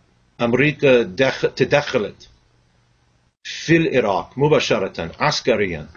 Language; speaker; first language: Arabic; non-native, fluent; English